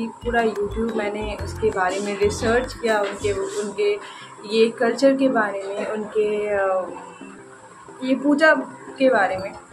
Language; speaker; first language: Hindi; non-native, local second language; Bangla